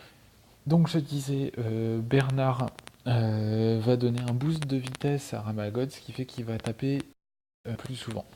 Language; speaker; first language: French; native; French